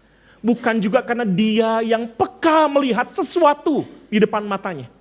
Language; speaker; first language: Indonesian; native; Indonesian